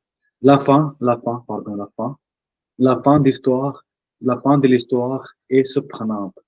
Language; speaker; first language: French; non-native, fluent; Punjabi